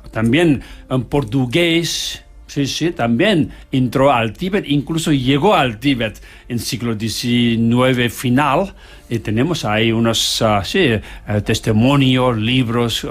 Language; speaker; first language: Spanish; non-native, learner; Tibetan